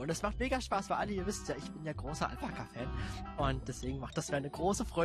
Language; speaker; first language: German; native; German